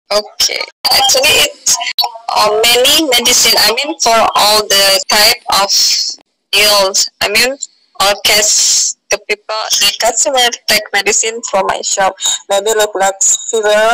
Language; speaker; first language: English; non-native, learner; Indonesian